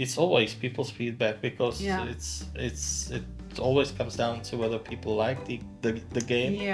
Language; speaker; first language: English; non-native, fluent; Czech